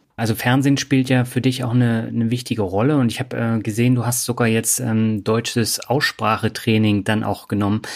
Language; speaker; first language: German; native; German